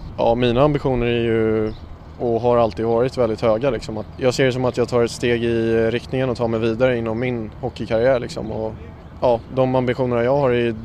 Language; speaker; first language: Swedish; native; Swedish